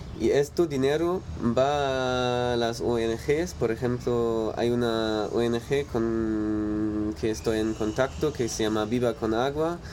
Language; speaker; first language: Spanish; non-native, learner; German